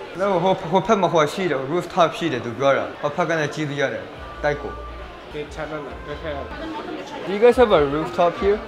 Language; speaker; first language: English; non-native, fluent; Arabic